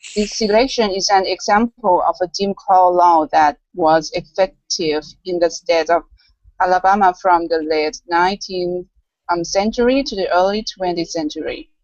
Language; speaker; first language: English; non-native, learner; Thai